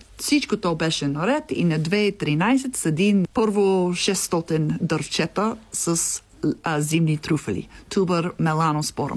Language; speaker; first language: Bulgarian; non-native, learner; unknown